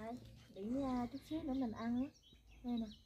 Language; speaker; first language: Vietnamese; native; Vietnamese